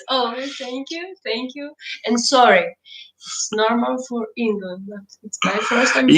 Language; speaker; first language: English; non-native, learner; Ukrainian